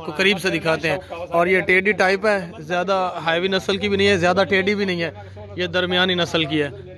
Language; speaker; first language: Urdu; non-native, local second language; Punjabi